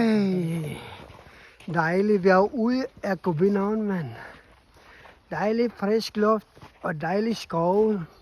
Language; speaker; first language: Danish; non-native, learner; Filipino